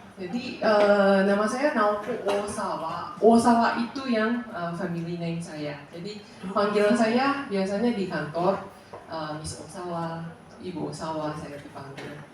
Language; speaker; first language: Indonesian; non-native, fluent; Japanese